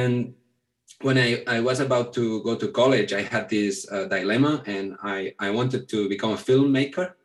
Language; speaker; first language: English; non-native, fluent; Catalan